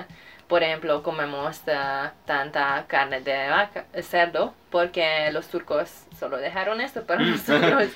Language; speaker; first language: Spanish; non-native, fluent; Hungarian